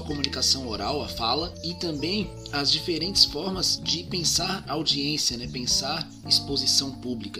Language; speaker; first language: Portuguese; native; Portuguese